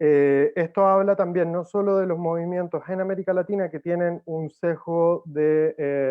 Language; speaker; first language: Spanish; native; Spanish